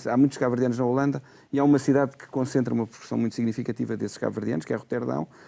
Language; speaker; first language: Portuguese; native; Portuguese